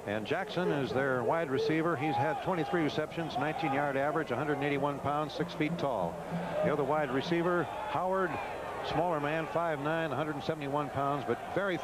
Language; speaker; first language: English; native; English